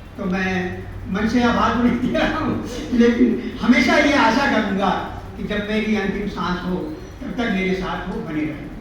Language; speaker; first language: Hindi; native; Hindi